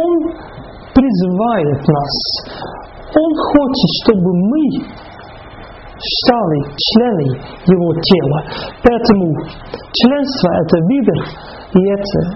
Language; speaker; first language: Russian; non-native, fluent; Dutch